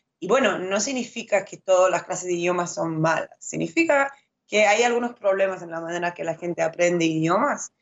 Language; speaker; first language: Spanish; non-native, fluent; French